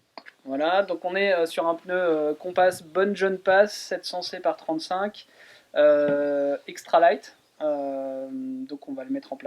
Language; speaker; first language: French; native; French